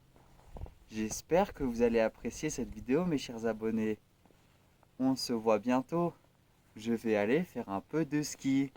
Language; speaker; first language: French; native; French